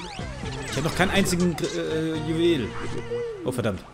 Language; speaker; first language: German; native; German